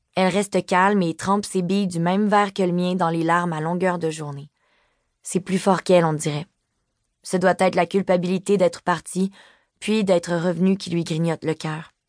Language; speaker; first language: French; native; French